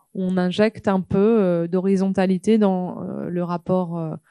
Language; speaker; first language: French; native; French